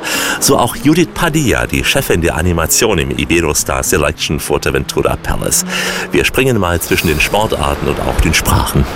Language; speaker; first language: German; native; German